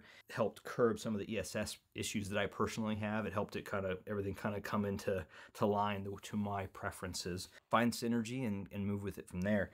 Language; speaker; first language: English; native; English